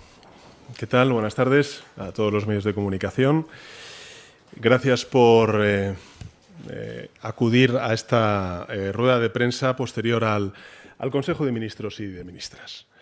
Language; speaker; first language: Spanish; native; Spanish